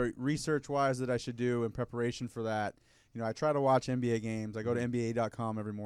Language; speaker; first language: English; native; English